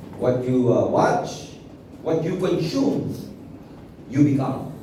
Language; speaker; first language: English; non-native, local second language; Filipino